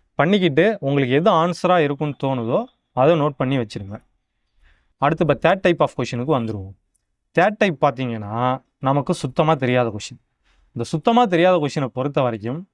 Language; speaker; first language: Tamil; native; Tamil